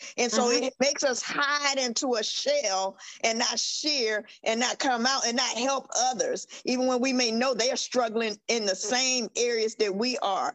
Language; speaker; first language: English; native; English